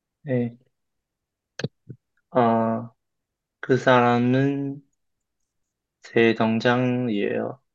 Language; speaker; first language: Korean; non-native, learner; Chinese